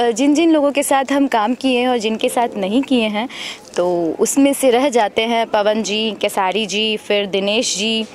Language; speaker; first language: Hindi; native; Hindi